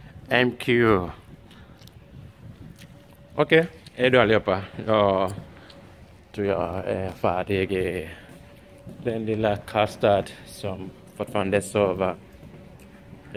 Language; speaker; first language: Swedish; non-native, fluent; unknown